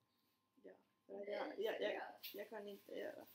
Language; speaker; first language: Swedish; non-native, fluent; Finnish